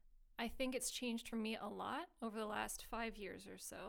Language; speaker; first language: English; native; English